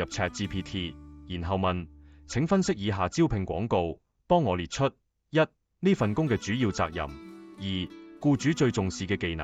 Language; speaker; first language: Cantonese; native; Cantonese